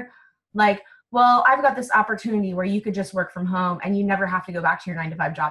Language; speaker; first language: English; native; English